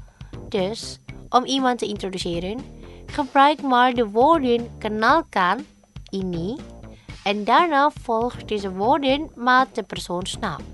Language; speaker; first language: Dutch; non-native, learner; Indonesian